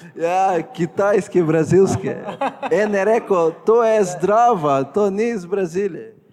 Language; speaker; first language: Slovenian; non-native, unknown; Portuguese